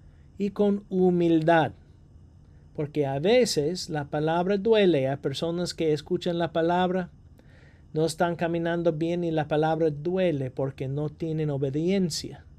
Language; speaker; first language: Spanish; non-native, fluent; English